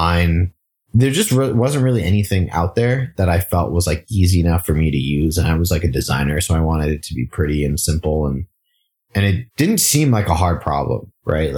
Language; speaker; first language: English; native; English